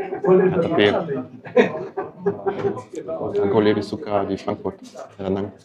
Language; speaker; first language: Indonesian; non-native, learner; German